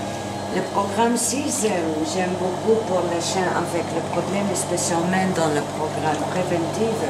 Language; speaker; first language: French; non-native, learner; Italian